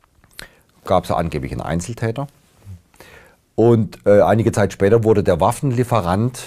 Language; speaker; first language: German; native; German